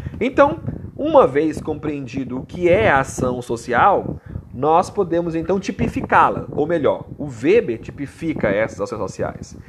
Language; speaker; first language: Portuguese; native; Portuguese